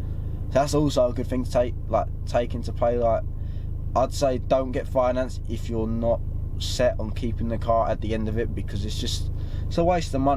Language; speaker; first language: English; native; English